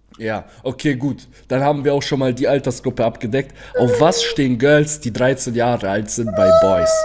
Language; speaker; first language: German; early bilingual, other home language; Portuguese